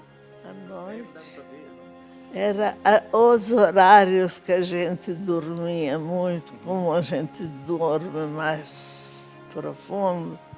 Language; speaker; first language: Portuguese; non-native, fluent; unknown